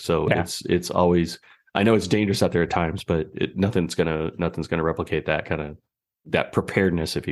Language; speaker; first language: English; native; English